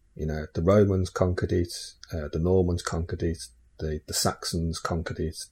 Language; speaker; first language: English; native; English